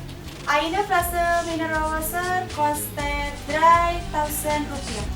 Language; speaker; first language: German; non-native, learner; Indonesian